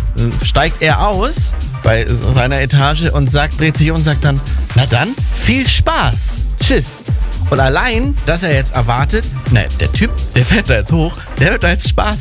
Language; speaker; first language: German; native; German